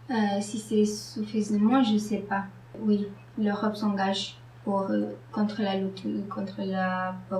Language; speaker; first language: French; early bilingual, other home language; Romanian